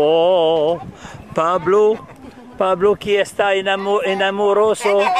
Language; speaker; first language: Spanish; non-native, learner; French